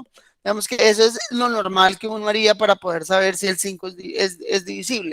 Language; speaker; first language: Spanish; native; Spanish